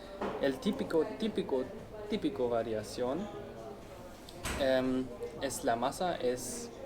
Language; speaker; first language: Spanish; non-native, learner; German